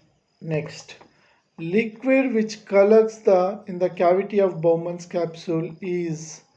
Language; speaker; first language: English; non-native, local second language; Telugu